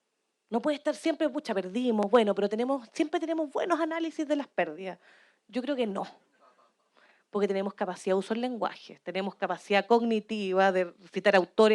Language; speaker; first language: Spanish; native; Spanish